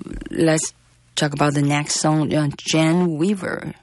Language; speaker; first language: English; non-native, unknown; Chinese